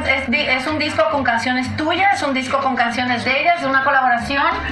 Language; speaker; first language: Spanish; native; Spanish